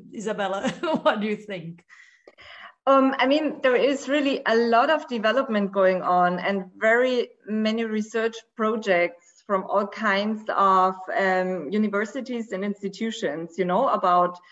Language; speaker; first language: English; non-native, fluent; Portuguese